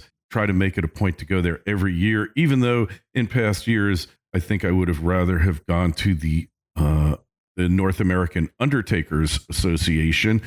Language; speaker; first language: English; native; English